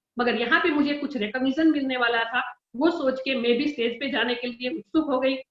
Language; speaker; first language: Hindi; non-native, local second language; Gujarati